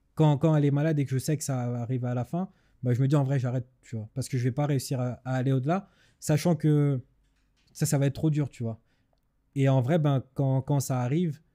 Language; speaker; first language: French; native; French